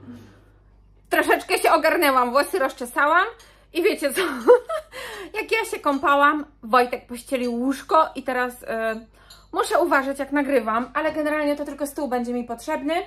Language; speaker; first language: Polish; native; Polish